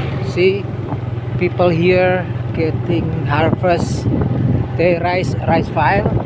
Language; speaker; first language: English; non-native, learner; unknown